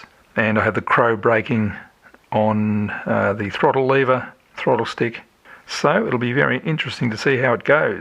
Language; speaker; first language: English; native; English